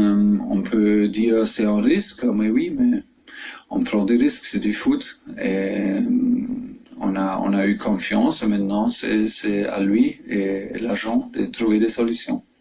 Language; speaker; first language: French; non-native, fluent; German